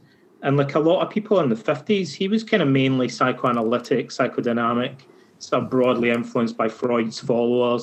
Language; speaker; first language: English; native; English